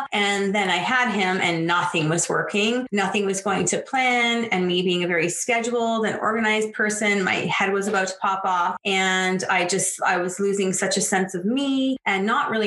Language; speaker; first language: English; native; English